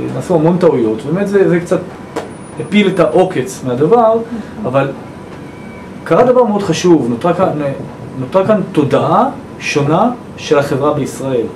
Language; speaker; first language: Hebrew; native; Hebrew